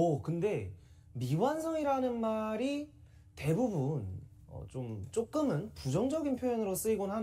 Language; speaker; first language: Korean; native; Korean